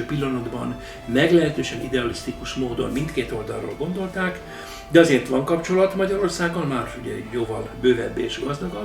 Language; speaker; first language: Hungarian; native; Hungarian